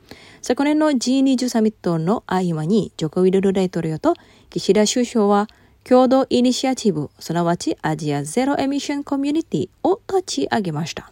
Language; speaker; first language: Japanese; non-native, fluent; Indonesian